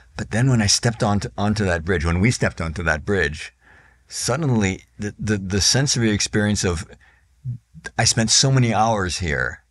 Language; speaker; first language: English; native; English